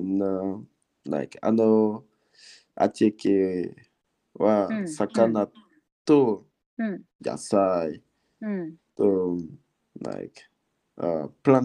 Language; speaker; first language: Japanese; non-native, learner; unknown